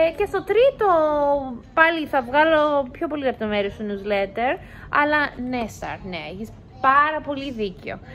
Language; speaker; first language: Greek; early bilingual, heritage; Greek